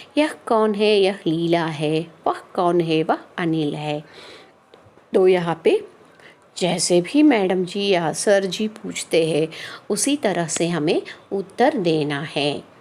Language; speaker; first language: Hindi; non-native, local second language; Kannada